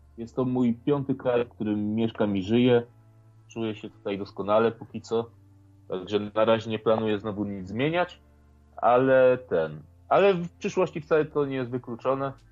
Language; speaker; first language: Polish; native; Polish